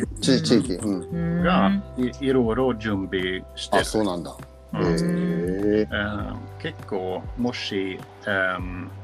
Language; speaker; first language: Japanese; non-native, learner; Swedish